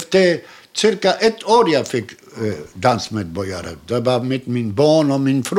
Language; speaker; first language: Swedish; non-native, learner; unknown